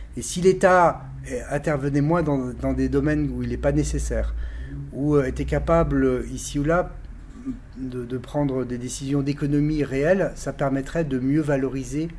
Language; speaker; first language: French; native; French